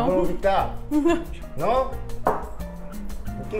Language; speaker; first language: Portuguese; non-native, learner; Japanese